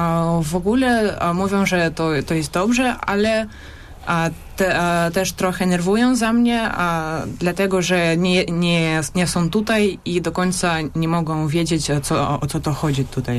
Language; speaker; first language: Polish; non-native, learner; Russian